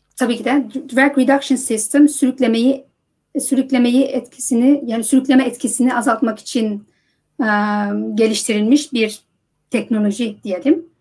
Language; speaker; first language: Turkish; early bilingual, heritage; Turkish